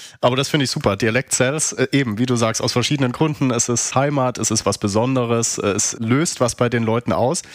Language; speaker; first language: German; native; German